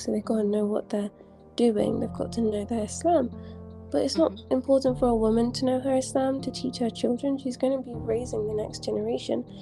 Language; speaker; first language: English; native; English